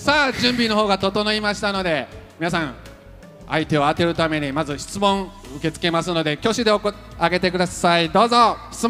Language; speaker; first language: Japanese; native; Japanese